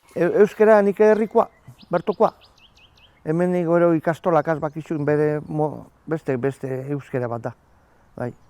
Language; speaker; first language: Basque; native; Basque